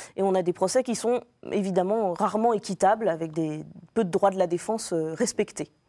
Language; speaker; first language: French; native; French